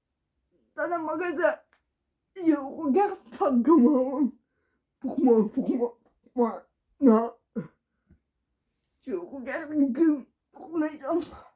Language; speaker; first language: French; non-native, learner; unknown